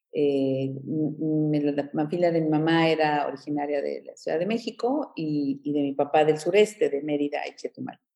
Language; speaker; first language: Spanish; early bilingual, heritage; Spanish